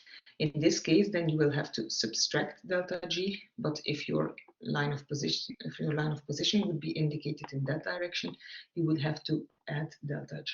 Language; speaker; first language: English; non-native, fluent; Dutch